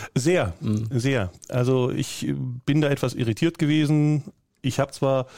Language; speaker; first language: German; native; German